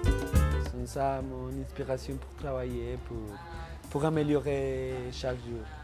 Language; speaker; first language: French; non-native, learner; Spanish